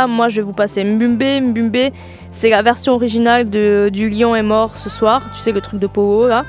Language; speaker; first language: French; native; French